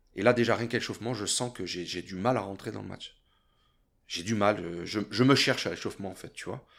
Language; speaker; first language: French; native; French